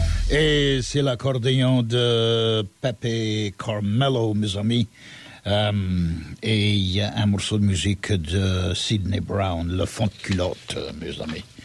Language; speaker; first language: French; early bilingual, heritage; French